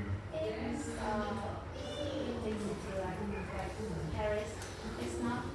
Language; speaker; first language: English; non-native, learner; Vietnamese